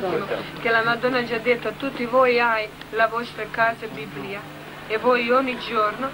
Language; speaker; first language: Italian; non-native, learner; Croatian